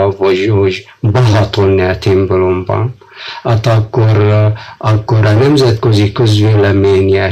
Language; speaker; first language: Hungarian; non-native, fluent; Arabic